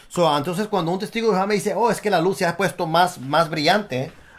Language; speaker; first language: Spanish; early bilingual, other home language; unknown